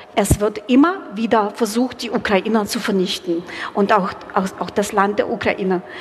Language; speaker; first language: German; non-native, fluent; Ukrainian